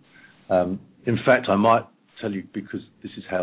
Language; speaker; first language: English; native; English